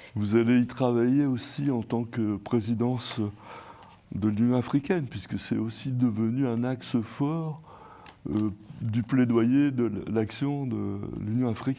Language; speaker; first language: French; native; French